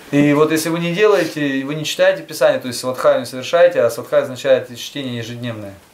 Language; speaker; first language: Russian; native; Russian